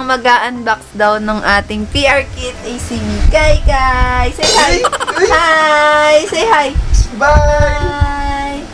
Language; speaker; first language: Filipino; native; Filipino